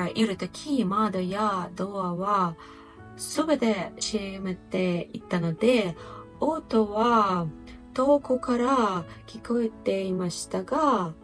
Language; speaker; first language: Japanese; non-native, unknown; Ukrainian